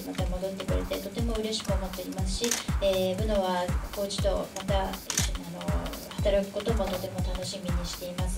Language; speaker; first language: Japanese; native; Japanese